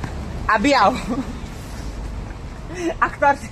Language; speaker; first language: Hindi; non-native, local second language; Khasi